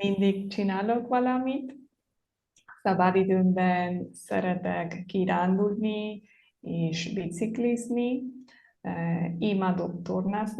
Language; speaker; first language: Hungarian; non-native, learner; Spanish